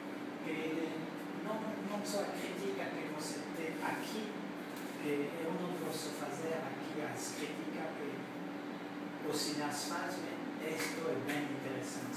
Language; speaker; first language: Portuguese; non-native, fluent; French